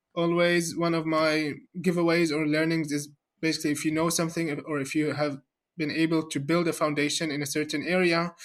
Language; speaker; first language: English; non-native, fluent; Arabic